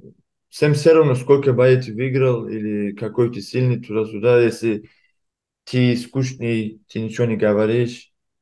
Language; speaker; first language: Russian; early bilingual, heritage; Kumyk